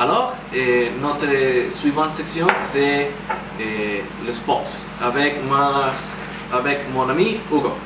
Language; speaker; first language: French; non-native, learner; Spanish